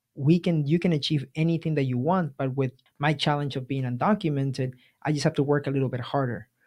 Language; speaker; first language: English; early bilingual, other home language; Spanish